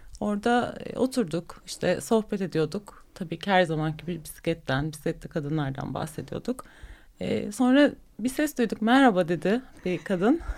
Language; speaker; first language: Turkish; native; Turkish